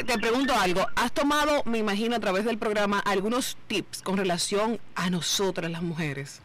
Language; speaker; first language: Spanish; native; Spanish